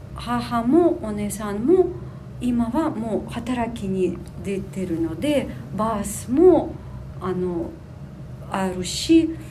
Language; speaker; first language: Japanese; non-native, fluent; Russian